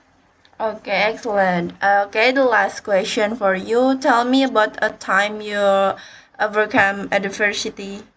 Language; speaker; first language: English; non-native, learner; Indonesian